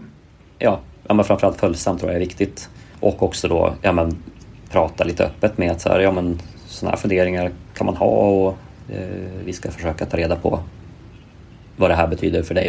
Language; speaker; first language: Swedish; native; Swedish